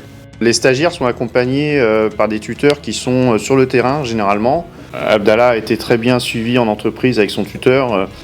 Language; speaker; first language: French; native; French